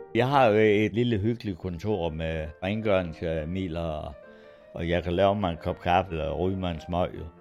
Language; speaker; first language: Danish; early bilingual, other home language; German